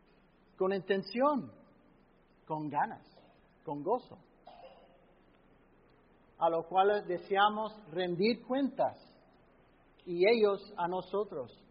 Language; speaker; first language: Spanish; non-native, fluent; English